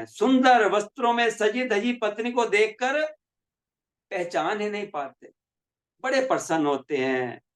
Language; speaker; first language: Hindi; native; Hindi